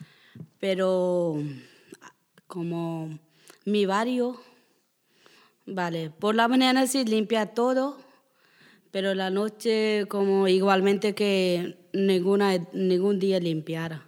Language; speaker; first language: Spanish; non-native, learner; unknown